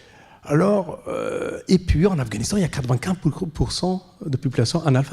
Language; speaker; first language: French; non-native, fluent; Persian